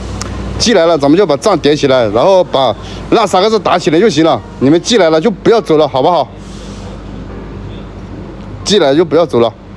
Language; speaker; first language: Chinese; native; Chinese